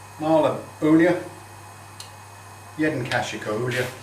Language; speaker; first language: Bosnian; non-native, learner; English